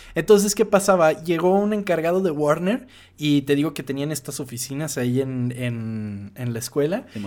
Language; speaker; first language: Spanish; non-native, fluent; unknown